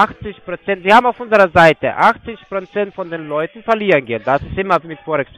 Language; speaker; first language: German; non-native, fluent; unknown